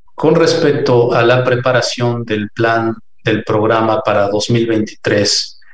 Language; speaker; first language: Spanish; native; Spanish